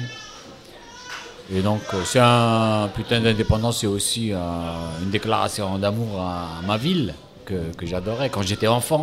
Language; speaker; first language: French; non-native, local second language; Arabic